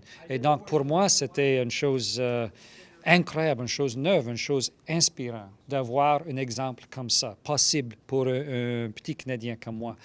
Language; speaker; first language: French; non-native, local second language; English